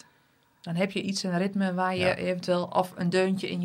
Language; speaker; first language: Dutch; native; Dutch